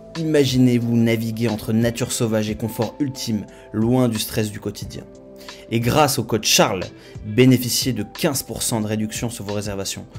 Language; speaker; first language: French; native; French